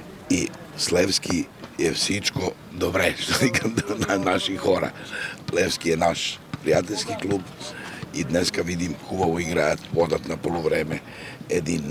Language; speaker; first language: Bulgarian; non-native, learner; Serbian